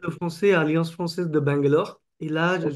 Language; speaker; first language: French; non-native, fluent; Marathi